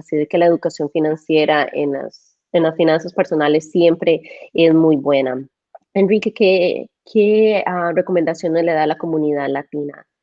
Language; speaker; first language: Spanish; native; Spanish